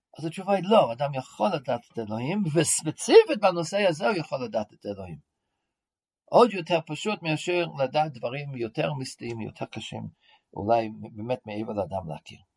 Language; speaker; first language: Hebrew; non-native, fluent; English